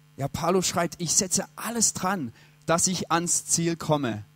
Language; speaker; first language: German; non-native, fluent; English